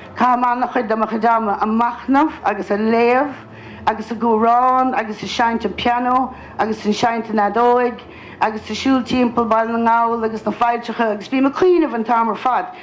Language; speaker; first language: Irish; native; Irish